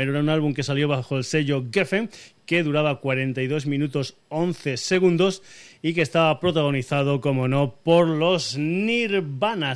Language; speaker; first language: Spanish; native; Spanish